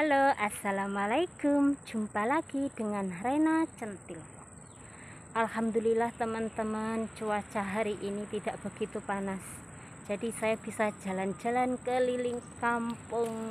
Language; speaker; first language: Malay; non-native, local second language; Javanese